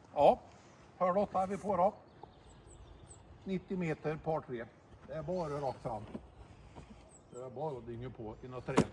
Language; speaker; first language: Swedish; native; Swedish